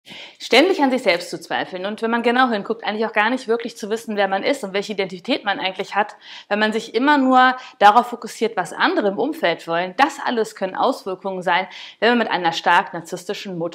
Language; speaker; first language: German; native; German